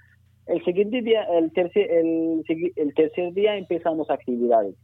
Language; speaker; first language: Spanish; non-native, learner; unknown